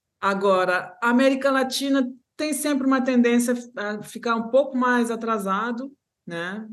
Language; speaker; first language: Portuguese; non-native, fluent; French